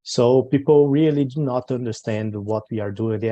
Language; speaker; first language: English; non-native, learner; Portuguese